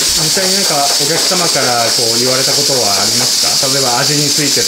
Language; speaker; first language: Japanese; native; Japanese